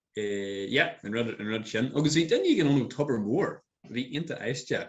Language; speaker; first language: Irish; native; Irish